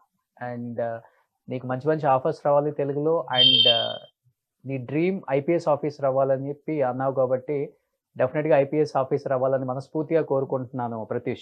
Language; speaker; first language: Telugu; native; Telugu